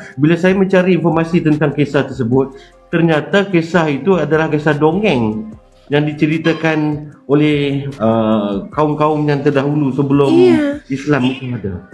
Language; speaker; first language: Malay; native; Malay